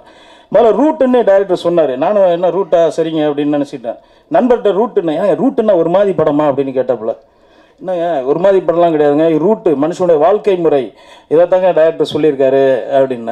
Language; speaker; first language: Tamil; native; Tamil